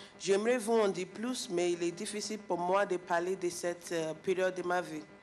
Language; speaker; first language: French; non-native, learner; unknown